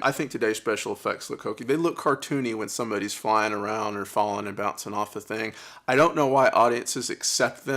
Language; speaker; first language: English; native; English